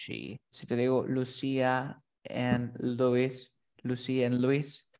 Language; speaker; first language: English; non-native, fluent; Spanish